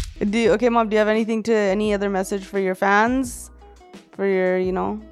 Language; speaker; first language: Punjabi; early bilingual, heritage; Punjabi